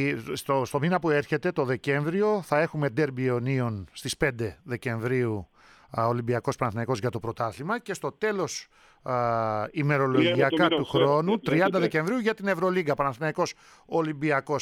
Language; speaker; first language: Greek; native; Greek